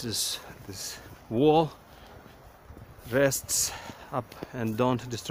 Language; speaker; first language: English; non-native, learner; Ukrainian